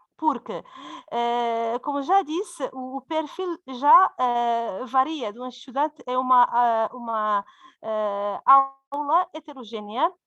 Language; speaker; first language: Portuguese; non-native, fluent; Berber languages